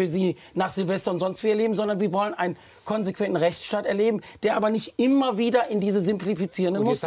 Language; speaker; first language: German; native; German